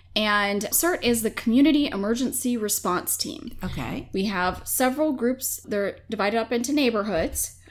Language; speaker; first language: English; native; English